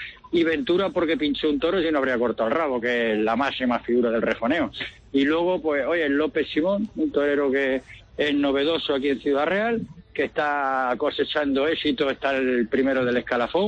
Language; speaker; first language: Spanish; native; Spanish